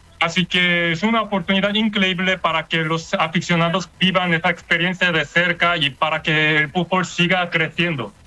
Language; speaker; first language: Spanish; non-native, fluent; Korean